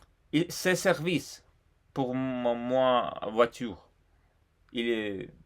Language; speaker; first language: French; non-native, learner; Russian